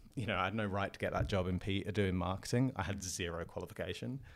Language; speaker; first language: English; native; English